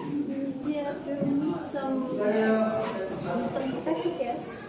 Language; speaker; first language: English; non-native, fluent; Vietnamese